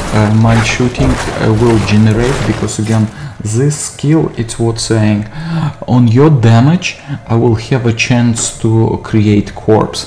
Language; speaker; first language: English; non-native, fluent; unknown